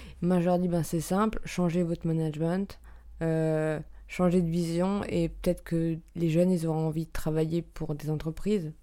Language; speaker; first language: French; native; French